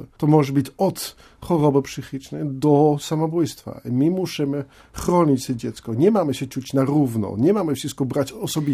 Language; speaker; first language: Polish; non-native, fluent; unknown